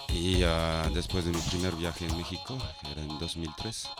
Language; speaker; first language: Spanish; non-native, fluent; French